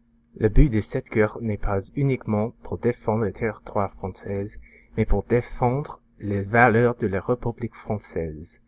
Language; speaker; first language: French; non-native, learner; English